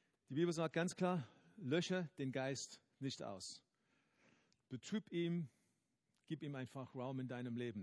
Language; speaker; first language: German; non-native, fluent; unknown